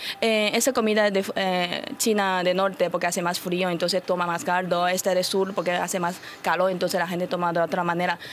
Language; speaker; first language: Spanish; non-native, fluent; Chinese